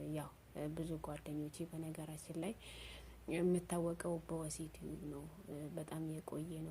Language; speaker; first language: Amharic; non-native, local second language; Oromo